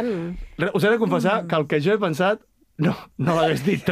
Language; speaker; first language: Catalan; native; Catalan